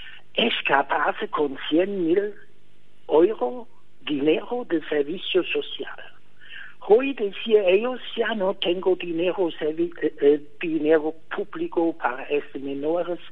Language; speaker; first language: Spanish; non-native, learner; German